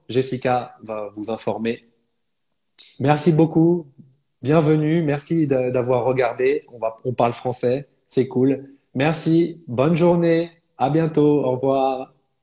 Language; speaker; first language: French; native; French